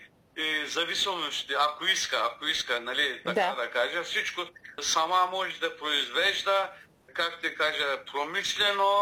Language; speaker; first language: Bulgarian; non-native, local second language; Turkish